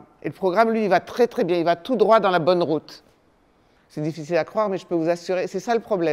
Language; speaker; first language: French; native; French